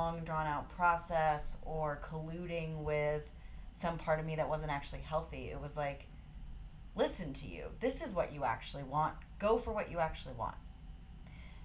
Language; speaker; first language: English; native; English